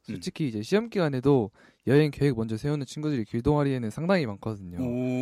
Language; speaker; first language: Korean; native; Korean